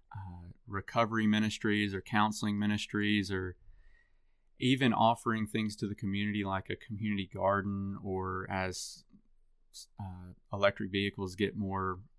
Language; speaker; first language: English; native; English